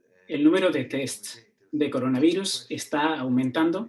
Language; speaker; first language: Spanish; non-native, fluent; Turkish